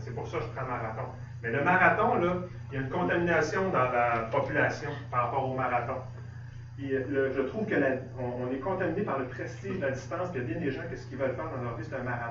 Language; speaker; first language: French; native; French